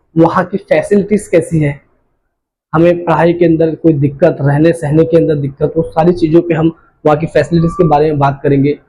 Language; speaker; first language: Hindi; native; Hindi